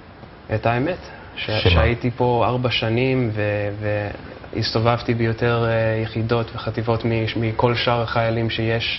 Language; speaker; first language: Hebrew; non-native, fluent; English